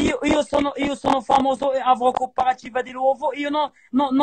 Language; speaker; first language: Italian; non-native, learner; Arabic